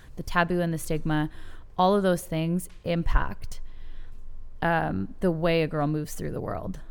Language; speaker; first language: English; native; English